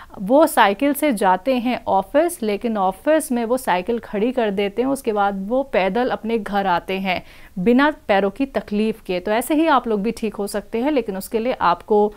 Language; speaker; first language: Hindi; native; Hindi